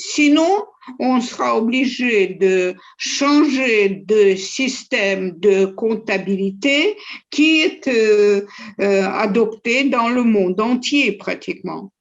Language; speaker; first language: French; non-native, fluent; Russian